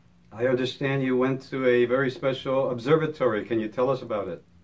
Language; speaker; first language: English; native; English